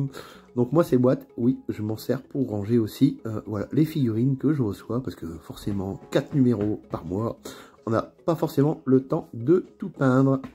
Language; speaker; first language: French; native; French